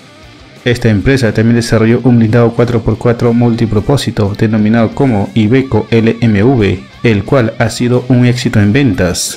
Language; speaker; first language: Spanish; native; Spanish